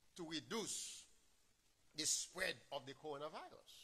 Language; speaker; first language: English; non-native, fluent; Haitian Creole